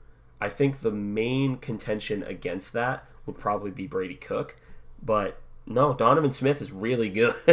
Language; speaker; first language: English; native; English